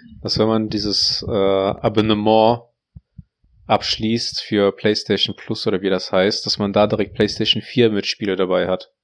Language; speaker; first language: German; early bilingual, other home language; Russian